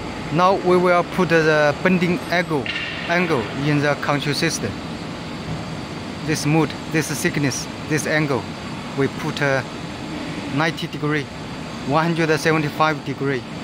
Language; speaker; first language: English; non-native, learner; Chinese